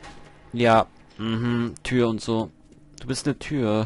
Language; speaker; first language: German; native; German